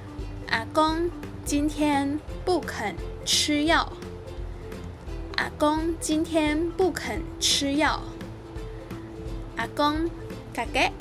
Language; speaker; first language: Chinese; non-native, fluent; Indonesian